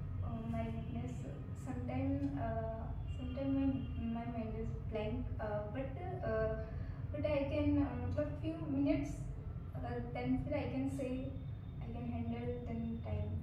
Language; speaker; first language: English; non-native, learner; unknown